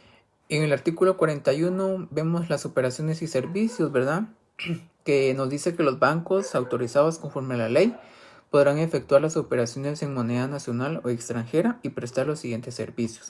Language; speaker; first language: Spanish; native; Spanish